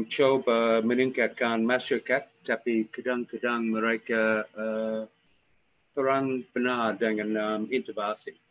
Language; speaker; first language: Indonesian; non-native, fluent; English